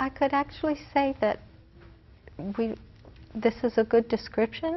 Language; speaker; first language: English; native; English